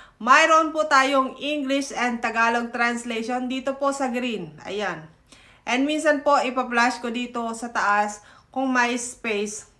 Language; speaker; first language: Filipino; native; Filipino